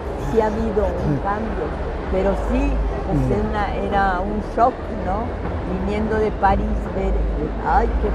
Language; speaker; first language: Spanish; early bilingual, other home language; French